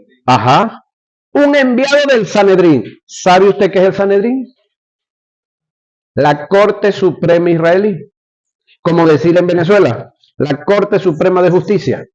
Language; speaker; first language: Spanish; native; Spanish